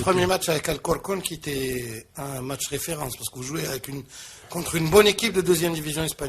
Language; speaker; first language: French; non-native, local second language; Arabic